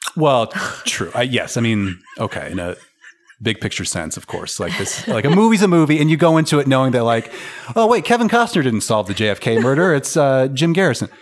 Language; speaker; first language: English; native; English